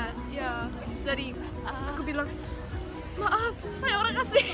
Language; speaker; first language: Indonesian; non-native, learner; Korean